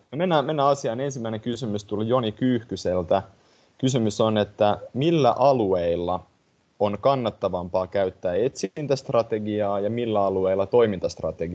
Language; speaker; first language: Finnish; native; Finnish